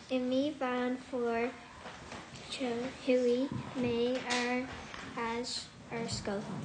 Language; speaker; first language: Irish; non-native, local second language; English